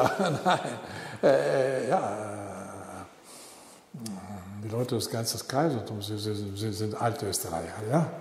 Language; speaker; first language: German; non-native, learner; Italian